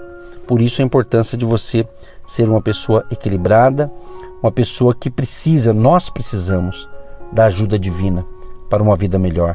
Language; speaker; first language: Portuguese; native; Portuguese